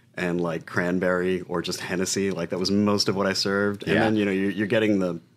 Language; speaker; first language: English; native; English